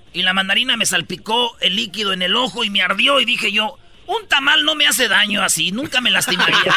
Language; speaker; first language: Spanish; native; Spanish